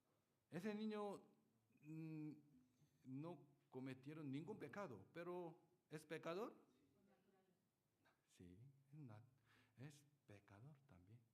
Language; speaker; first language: Spanish; non-native, learner; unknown